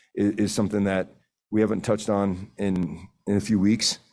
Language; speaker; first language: English; early bilingual, other home language; Spanish